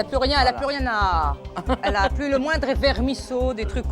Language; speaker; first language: French; native; French